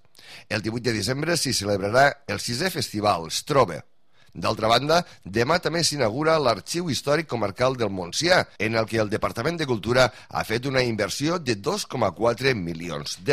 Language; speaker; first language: Catalan; native; Catalan